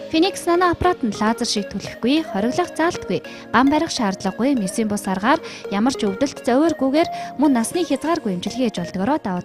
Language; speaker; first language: Mongolian; native; Mongolian